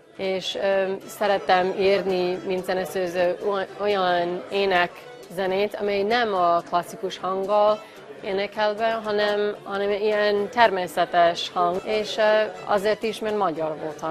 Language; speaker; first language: Hungarian; non-native, fluent; English